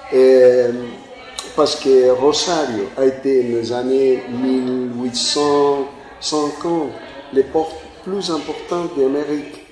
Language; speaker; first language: French; non-native, fluent; Spanish